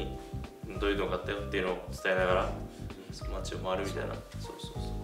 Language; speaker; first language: Japanese; native; Japanese